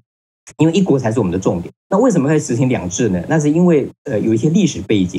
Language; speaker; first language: Chinese; native; Chinese